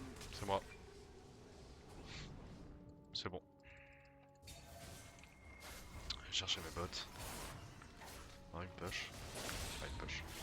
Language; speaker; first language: French; native; French